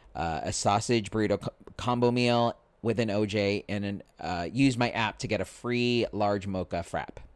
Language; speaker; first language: English; native; English